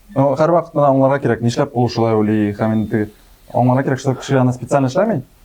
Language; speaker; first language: Tatar; native; Tatar